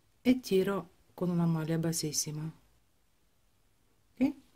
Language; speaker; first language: Italian; non-native, fluent; Ukrainian